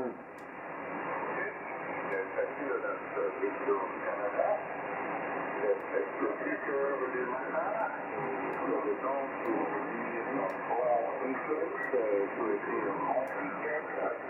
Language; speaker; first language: French; non-native, fluent; German